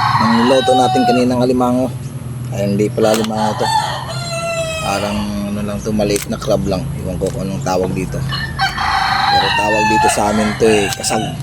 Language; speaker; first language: Filipino; non-native, local second language; Cebuano